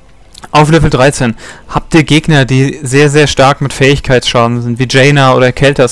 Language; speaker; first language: German; native; German